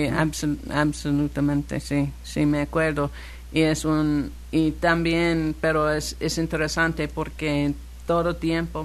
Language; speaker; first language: Spanish; non-native, learner; English